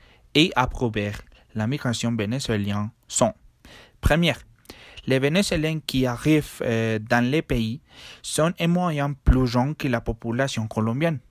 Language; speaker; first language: French; non-native, learner; Spanish